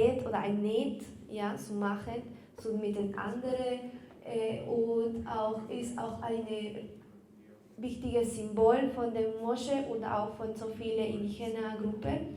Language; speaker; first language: German; non-native, learner; Spanish